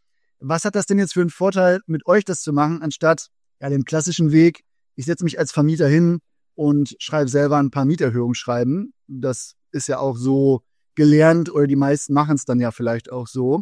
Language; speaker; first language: German; native; German